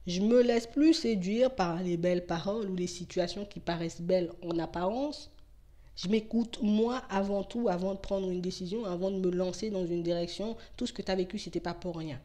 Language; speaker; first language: French; native; French